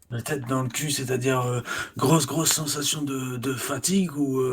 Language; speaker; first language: French; native; French